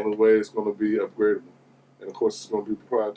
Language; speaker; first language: English; native; English